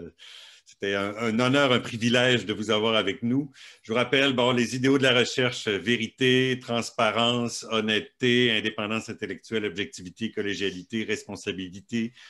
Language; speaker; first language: French; native; French